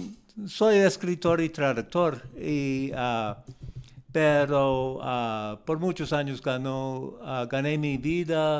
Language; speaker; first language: Spanish; non-native, learner; English